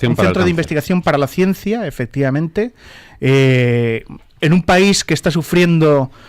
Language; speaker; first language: Spanish; native; Spanish